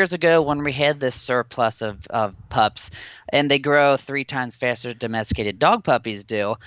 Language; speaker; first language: English; native; English